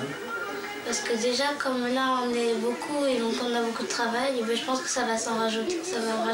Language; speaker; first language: French; native; French